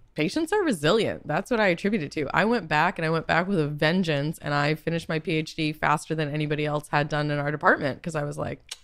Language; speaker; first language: English; native; English